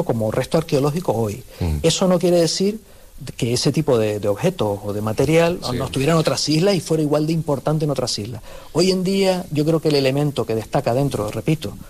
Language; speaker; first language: Spanish; native; Spanish